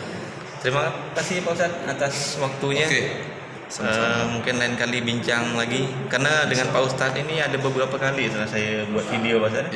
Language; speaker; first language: Indonesian; native; Indonesian